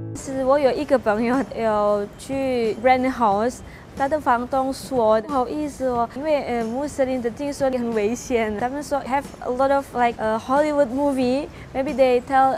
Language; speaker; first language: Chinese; non-native, learner; Indonesian